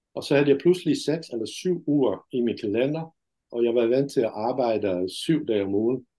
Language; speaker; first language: Danish; non-native, fluent; Dutch